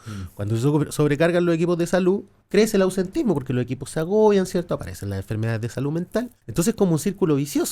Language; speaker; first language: Spanish; native; Spanish